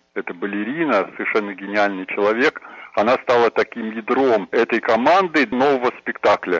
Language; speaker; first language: Russian; native; Russian